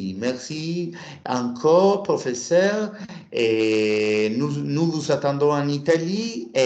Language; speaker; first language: French; non-native, learner; Italian